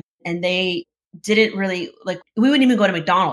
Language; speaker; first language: English; native; English